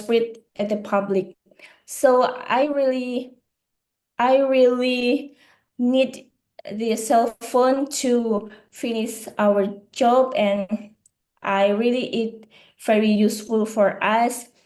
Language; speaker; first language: English; non-native, learner; Indonesian